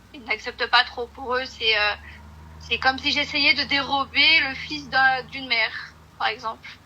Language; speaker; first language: French; early bilingual, other home language; Portuguese